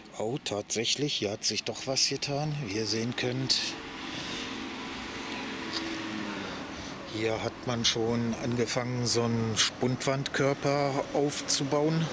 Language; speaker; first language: German; native; German